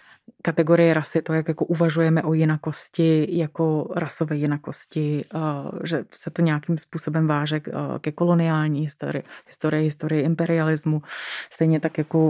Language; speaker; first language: Czech; native; Czech